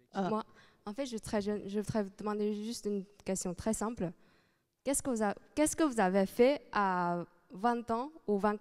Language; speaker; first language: French; non-native, fluent; Chinese